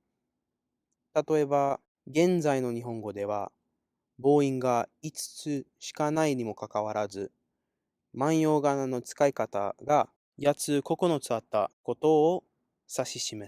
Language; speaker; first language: Japanese; non-native, learner; English